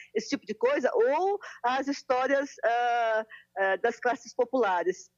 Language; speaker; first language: Portuguese; native; Portuguese